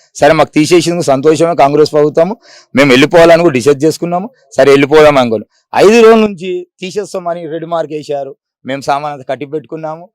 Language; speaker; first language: Telugu; native; Telugu